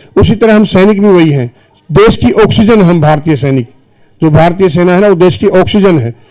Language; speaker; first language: Hindi; native; Hindi